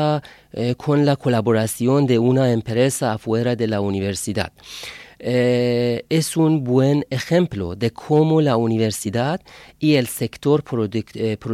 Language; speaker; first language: Spanish; non-native, fluent; Persian